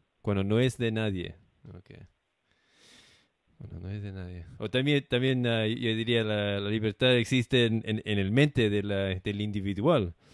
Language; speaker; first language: Spanish; non-native, fluent; English